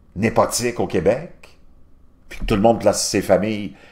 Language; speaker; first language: French; native; French